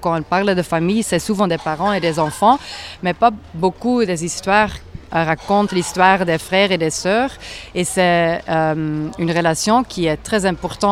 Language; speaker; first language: French; non-native, local second language; Dutch